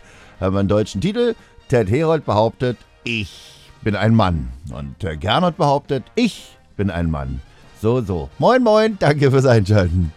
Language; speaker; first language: German; native; German